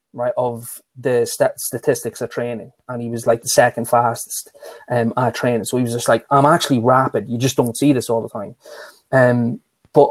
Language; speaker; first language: English; native; English